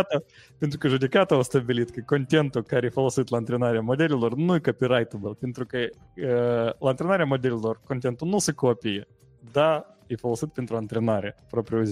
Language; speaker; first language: Romanian; native; Romanian